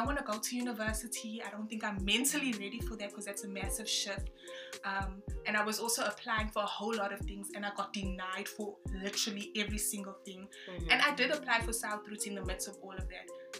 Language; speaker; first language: English; non-native, local second language; French